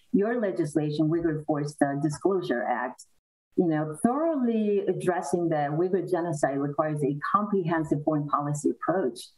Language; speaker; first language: English; non-native, fluent; Korean